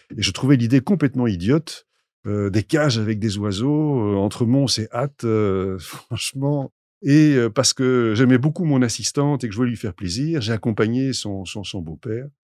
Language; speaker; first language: French; native; French